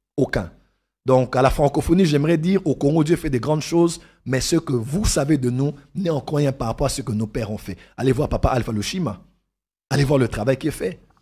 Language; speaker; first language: French; non-native, local second language; Lingala